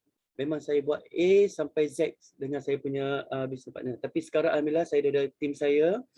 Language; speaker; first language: Malay; native; Malay